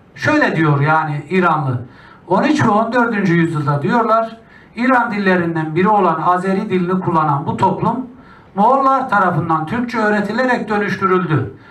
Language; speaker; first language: Turkish; native; Turkish